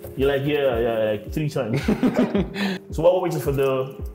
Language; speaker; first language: English; non-native, local second language; Yoruba